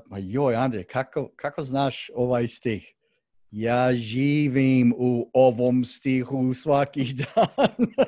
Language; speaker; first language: Croatian; early bilingual, heritage; Croatian